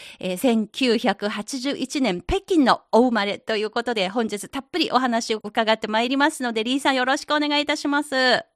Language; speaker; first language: Japanese; non-native, fluent; Chinese